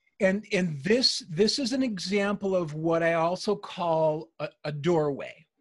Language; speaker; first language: English; native; English